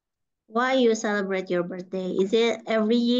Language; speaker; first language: English; non-native, fluent; Indonesian